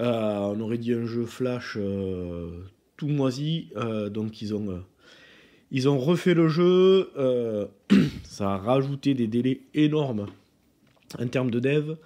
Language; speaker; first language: French; native; French